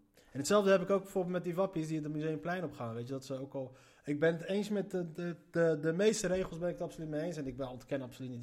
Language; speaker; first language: Dutch; early bilingual, other home language; Arabic